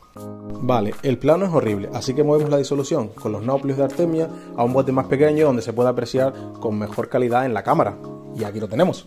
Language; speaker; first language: Spanish; native; Spanish